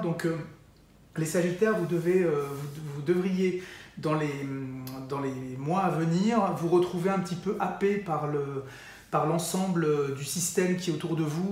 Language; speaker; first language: French; native; French